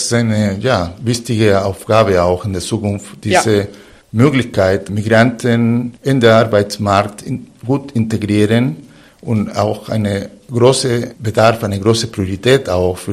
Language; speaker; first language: German; non-native, fluent; Spanish